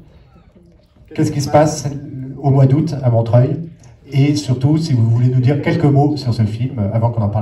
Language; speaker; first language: French; native; French